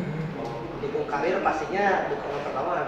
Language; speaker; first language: Indonesian; native; Indonesian